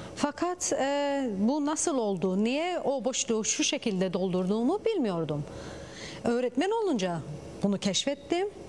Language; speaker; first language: Turkish; early bilingual, heritage; Turkish